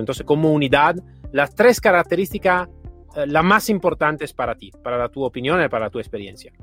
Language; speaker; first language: Spanish; non-native, fluent; Italian